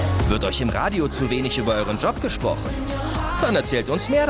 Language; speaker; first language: German; native; German